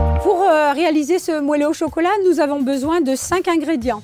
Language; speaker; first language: French; native; French